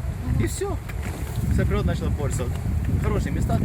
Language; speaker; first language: Russian; native; Russian